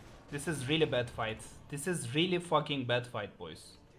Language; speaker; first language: English; non-native, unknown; Turkish